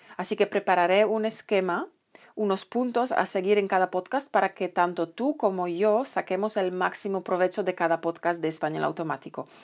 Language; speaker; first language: Spanish; non-native, fluent; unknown